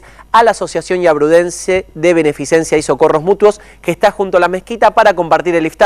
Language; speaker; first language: Spanish; native; Spanish